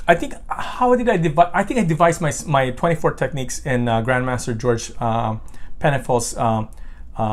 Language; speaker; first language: English; non-native, local second language; Filipino